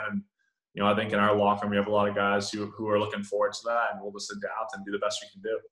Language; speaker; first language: English; native; English